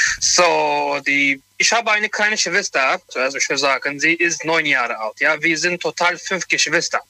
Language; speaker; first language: German; non-native, learner; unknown